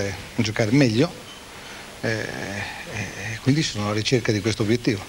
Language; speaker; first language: Italian; native; Italian